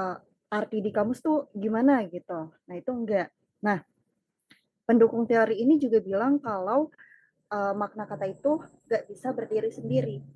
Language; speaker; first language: Indonesian; native; Indonesian